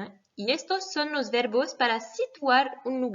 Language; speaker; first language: Spanish; non-native, fluent; French